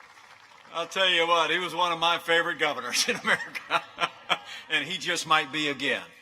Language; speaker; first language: English; native; English